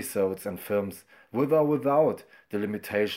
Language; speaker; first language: English; non-native, fluent; German